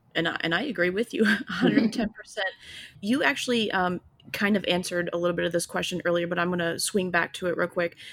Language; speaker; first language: English; native; English